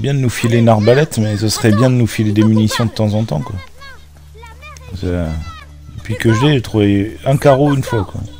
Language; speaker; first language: French; native; French